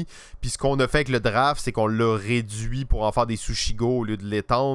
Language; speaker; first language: French; native; French